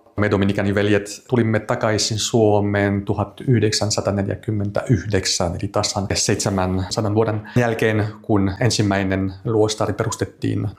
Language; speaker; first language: Finnish; non-native, fluent; French